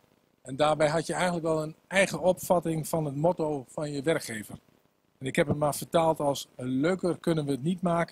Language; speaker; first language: Dutch; native; Dutch